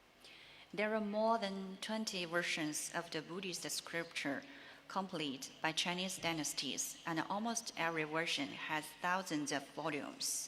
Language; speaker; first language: English; non-native, learner; Chinese